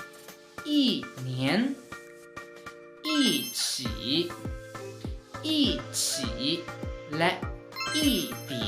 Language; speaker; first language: Chinese; non-native, fluent; Lao